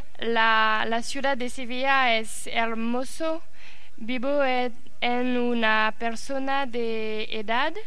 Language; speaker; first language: Spanish; non-native, learner; French